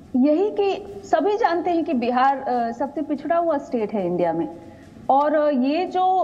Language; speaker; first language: Hindi; native; Hindi